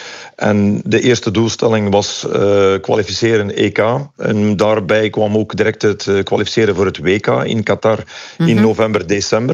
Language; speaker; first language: Dutch; native; Dutch